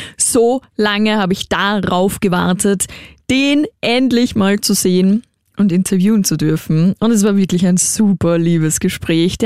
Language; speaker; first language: German; native; German